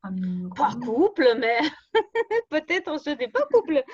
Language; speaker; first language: French; non-native, fluent; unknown